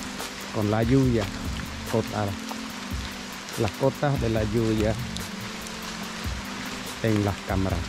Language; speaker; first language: Spanish; non-native, learner; Khmer